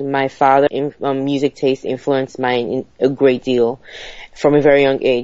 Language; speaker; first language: English; non-native, local second language; Igbo